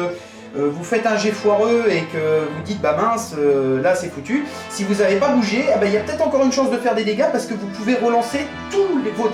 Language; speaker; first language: French; native; French